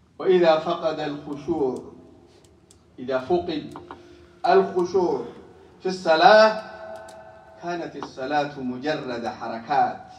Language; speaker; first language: Arabic; non-native, local second language; Somali